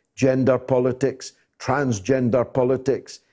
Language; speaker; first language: English; native; English